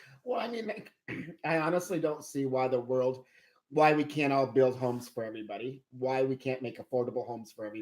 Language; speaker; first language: English; native; English